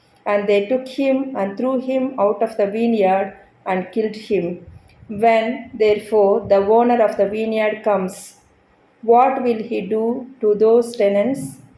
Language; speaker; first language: English; non-native, local second language; Telugu